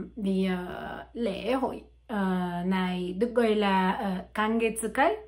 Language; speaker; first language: Vietnamese; non-native, learner; French